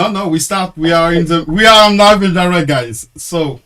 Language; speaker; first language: English; non-native, learner; French